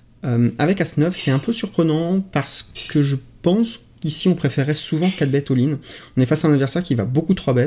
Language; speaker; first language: French; native; French